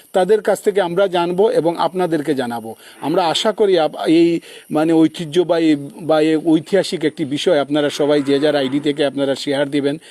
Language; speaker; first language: Bangla; native; Bangla